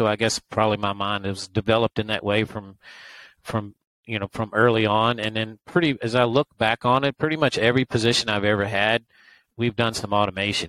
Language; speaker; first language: English; native; English